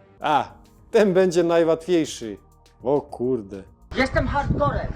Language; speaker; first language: Polish; non-native, learner; Serbian